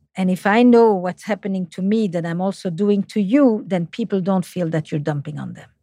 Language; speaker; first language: English; non-native, fluent; French